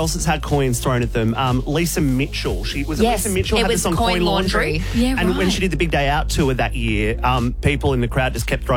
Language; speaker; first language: English; native; English